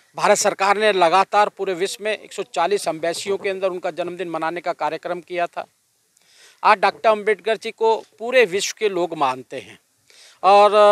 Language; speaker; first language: Hindi; native; Hindi